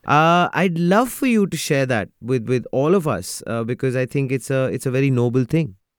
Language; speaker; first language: English; non-native, local second language; Hindi